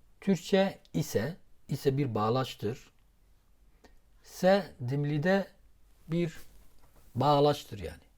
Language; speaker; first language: Turkish; non-native, local second language; Zaza